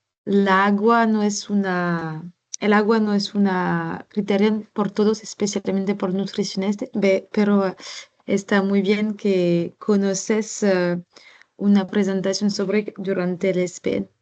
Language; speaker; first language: Spanish; non-native, learner; French